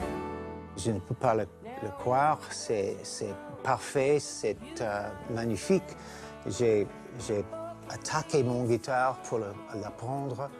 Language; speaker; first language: French; non-native, learner; English